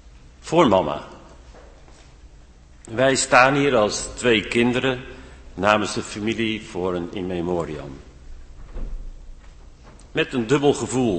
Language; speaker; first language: Dutch; native; Dutch